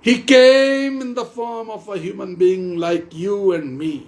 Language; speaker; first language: English; non-native, local second language; Hindi